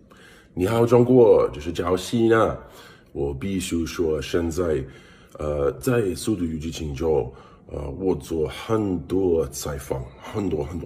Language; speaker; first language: Chinese; non-native, learner; English